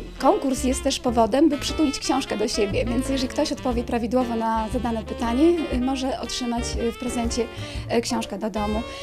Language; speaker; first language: Polish; native; Polish